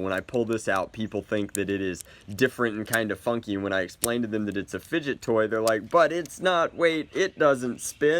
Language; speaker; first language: English; native; English